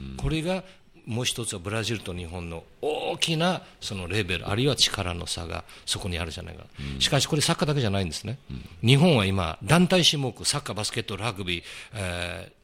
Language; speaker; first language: Japanese; early bilingual, heritage; Portuguese